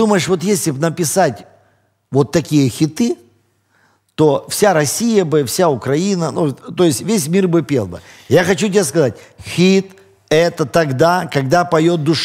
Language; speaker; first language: Russian; native; Russian